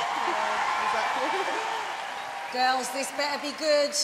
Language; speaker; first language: English; native; English